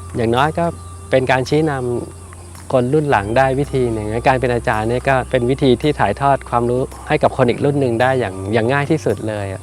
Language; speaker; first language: Thai; native; Thai